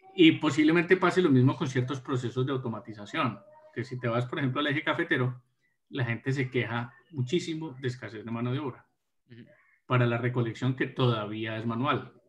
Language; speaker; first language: Spanish; native; Spanish